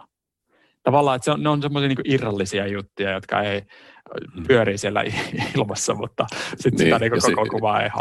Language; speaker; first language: Finnish; native; Finnish